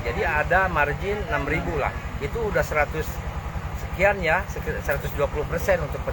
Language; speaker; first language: Indonesian; native; Indonesian